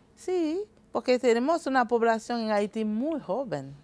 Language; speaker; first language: Spanish; non-native, fluent; Haitian Creole